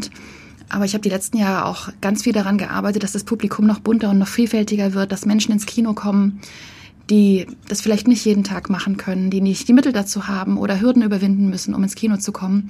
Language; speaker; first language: German; native; German